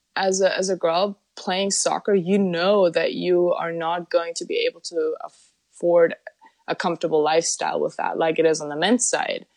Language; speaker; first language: English; non-native, fluent; German